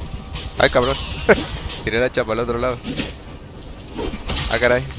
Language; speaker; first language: Spanish; native; Spanish